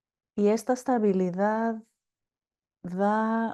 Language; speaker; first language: Spanish; non-native, fluent; Greek